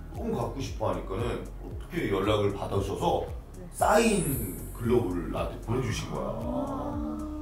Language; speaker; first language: Korean; native; Korean